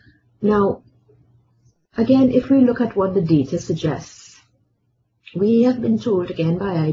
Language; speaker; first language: English; native; English